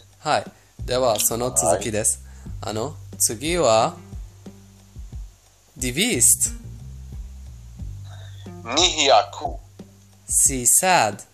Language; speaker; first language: Japanese; non-native, fluent; Persian